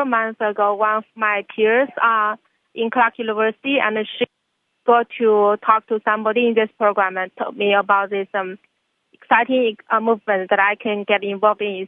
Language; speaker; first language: English; non-native, fluent; Chinese